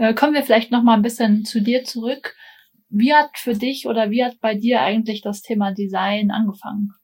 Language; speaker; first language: German; native; German